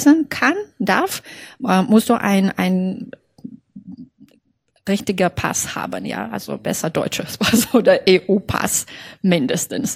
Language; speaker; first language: German; non-native, fluent; Belarusian